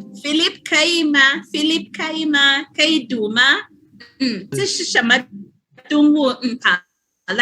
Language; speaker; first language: Chinese; non-native, fluent; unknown